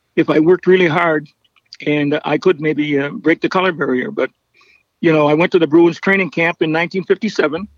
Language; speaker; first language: English; native; English